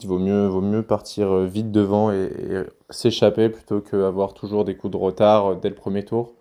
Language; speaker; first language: French; native; French